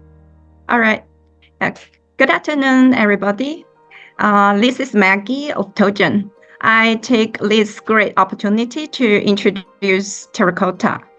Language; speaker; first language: English; non-native, fluent; Chinese